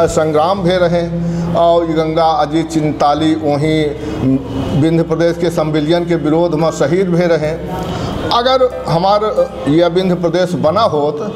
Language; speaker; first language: Hindi; native; Hindi